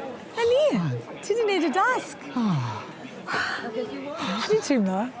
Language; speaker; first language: Welsh; native; Welsh